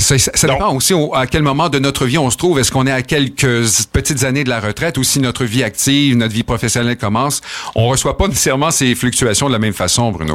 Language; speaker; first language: French; native; French